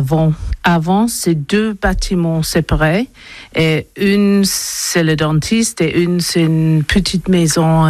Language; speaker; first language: French; non-native, learner; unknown